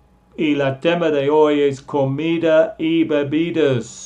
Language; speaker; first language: Spanish; non-native, fluent; English